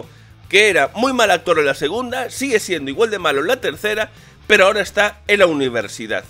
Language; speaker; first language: Spanish; native; Spanish